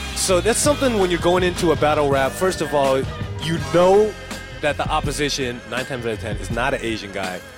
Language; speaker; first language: English; early bilingual, other home language; Chinese